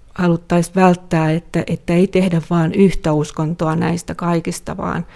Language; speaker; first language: Finnish; native; Finnish